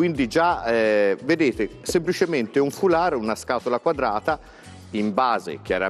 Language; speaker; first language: Italian; native; Italian